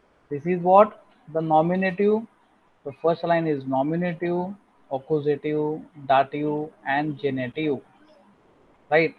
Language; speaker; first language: English; non-native, local second language; Marathi